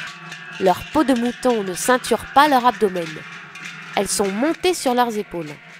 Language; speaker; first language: French; native; French